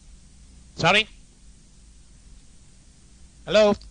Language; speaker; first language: English; non-native, learner; Italian